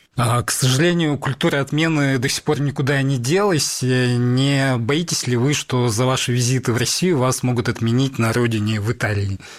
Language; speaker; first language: Russian; native; Russian